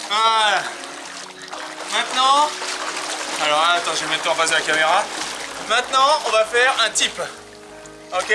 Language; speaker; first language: French; native; French